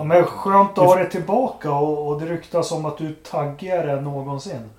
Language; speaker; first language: Swedish; native; Swedish